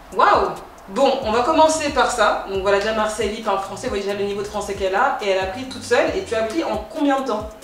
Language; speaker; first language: French; native; French